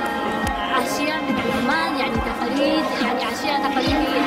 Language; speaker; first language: Arabic; non-native, learner; Japanese